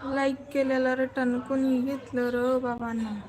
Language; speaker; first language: Marathi; non-native, local second language; Kannada